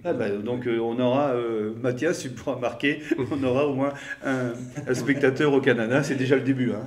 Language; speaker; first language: French; native; French